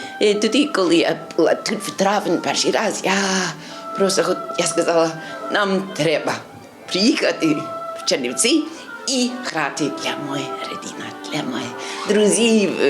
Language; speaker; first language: Ukrainian; non-native, learner; English